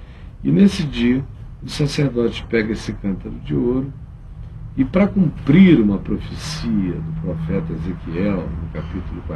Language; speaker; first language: Portuguese; native; Portuguese